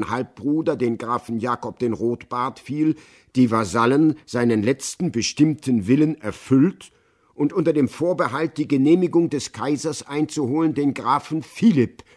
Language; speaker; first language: German; native; German